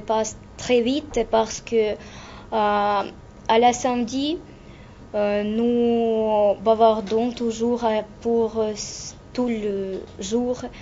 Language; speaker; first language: French; non-native, learner; Russian